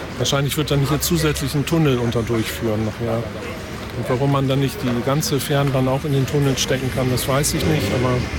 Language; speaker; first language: German; native; German